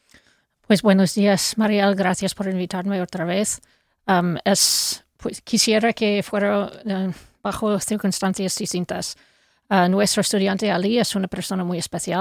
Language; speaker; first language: Spanish; non-native, fluent; English